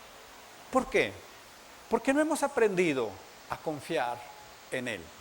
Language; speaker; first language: Spanish; native; Spanish